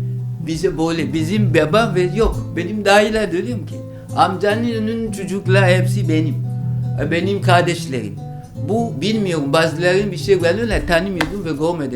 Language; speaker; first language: Turkish; non-native, learner; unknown